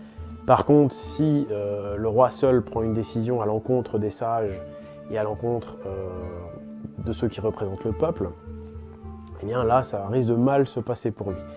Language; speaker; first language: French; native; French